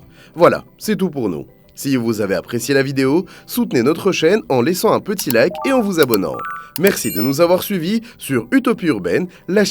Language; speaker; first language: French; native; French